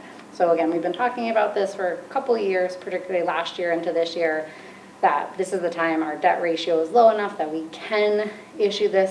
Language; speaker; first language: English; native; English